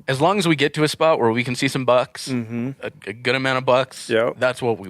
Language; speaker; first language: English; native; English